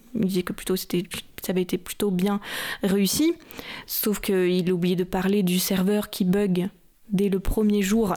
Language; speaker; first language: French; native; French